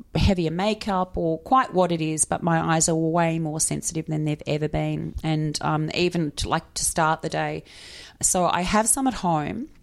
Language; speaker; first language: English; native; English